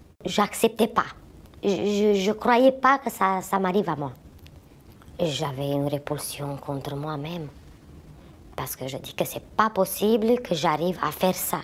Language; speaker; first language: French; non-native, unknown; Romanian